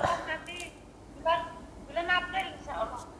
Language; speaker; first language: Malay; non-native, local second language; Javanese